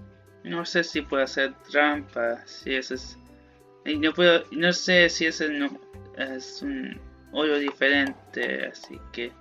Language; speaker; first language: Spanish; non-native, learner; English